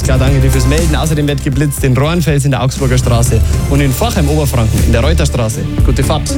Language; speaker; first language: German; native; German